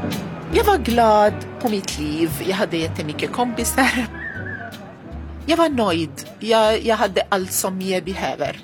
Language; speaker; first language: Swedish; non-native, learner; Arabic